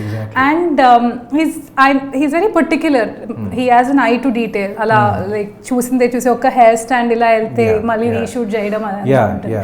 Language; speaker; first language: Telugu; native; Telugu